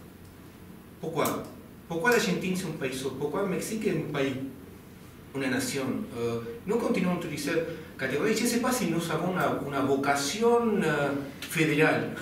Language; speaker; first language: French; non-native, learner; Spanish